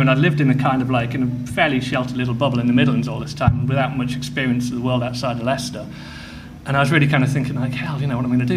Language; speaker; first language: English; native; English